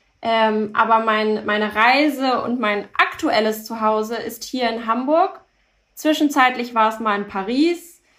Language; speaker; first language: German; early bilingual, other home language; Turkish